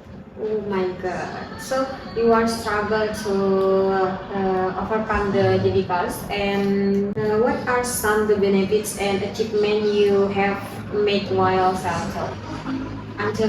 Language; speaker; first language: English; non-native, learner; Indonesian